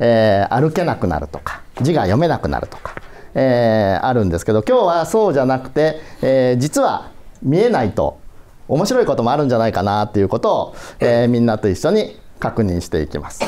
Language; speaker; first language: Japanese; native; Japanese